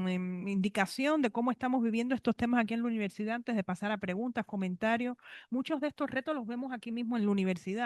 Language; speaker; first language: Spanish; native; Spanish